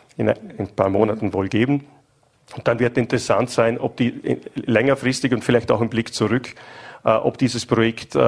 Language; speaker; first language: German; native; German